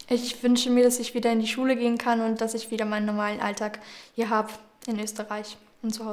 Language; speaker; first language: German; early bilingual, other home language; Georgian